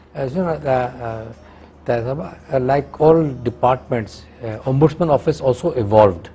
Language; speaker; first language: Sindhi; non-native, local second language; Urdu